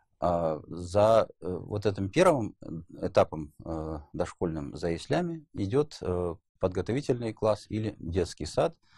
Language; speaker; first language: Russian; native; Russian